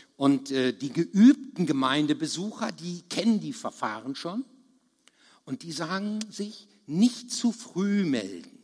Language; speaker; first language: German; native; German